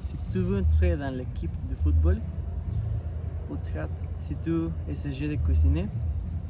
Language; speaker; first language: French; non-native, learner; Spanish